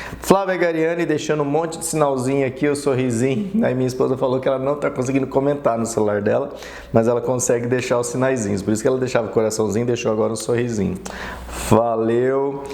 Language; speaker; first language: Portuguese; native; Portuguese